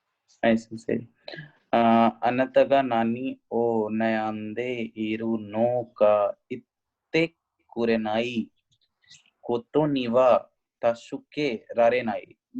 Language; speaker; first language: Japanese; non-native, learner; Hindi